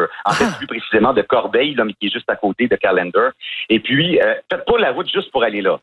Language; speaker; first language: French; native; French